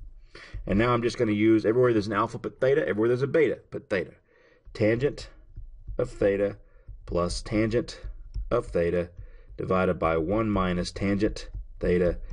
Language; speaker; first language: English; native; English